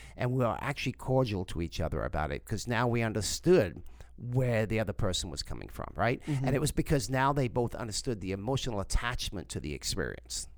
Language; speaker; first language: English; native; English